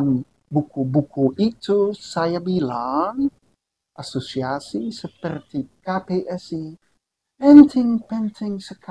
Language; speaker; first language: Indonesian; non-native, learner; Dutch